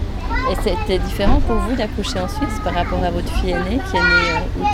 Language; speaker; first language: French; native; French